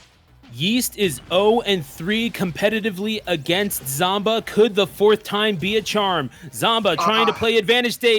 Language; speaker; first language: English; native; English